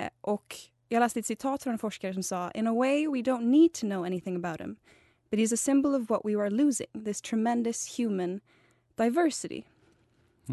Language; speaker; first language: Swedish; native; Swedish